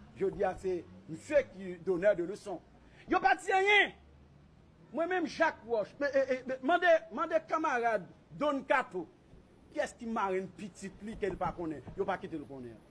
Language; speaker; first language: Haitian Creole; native; Haitian Creole